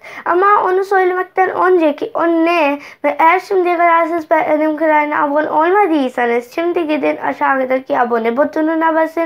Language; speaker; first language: Turkish; non-native, fluent; Urdu